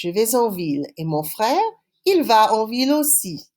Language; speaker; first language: French; non-native, fluent; English